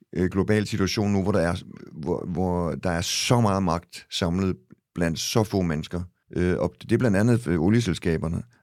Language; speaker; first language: Danish; early bilingual, other home language; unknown